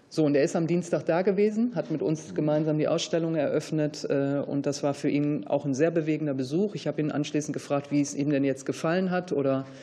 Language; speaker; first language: German; native; German